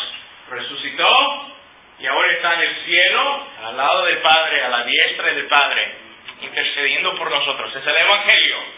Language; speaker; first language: Spanish; non-native, fluent; English